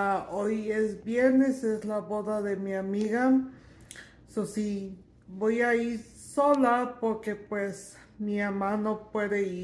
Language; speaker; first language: Spanish; early bilingual, heritage; Spanish